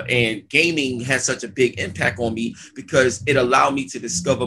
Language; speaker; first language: English; native; English